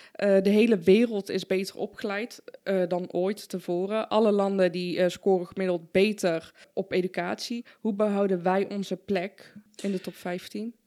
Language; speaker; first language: Dutch; early bilingual, other home language; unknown